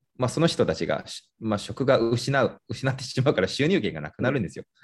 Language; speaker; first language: Japanese; non-native, fluent; Chinese